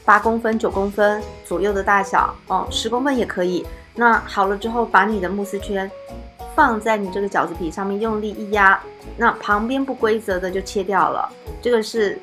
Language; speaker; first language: Chinese; native; Chinese